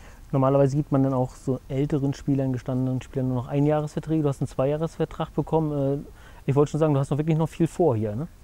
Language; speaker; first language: German; native; German